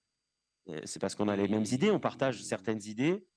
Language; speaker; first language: French; native; French